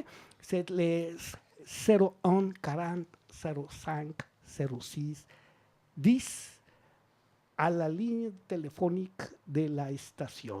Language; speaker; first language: French; non-native, learner; Spanish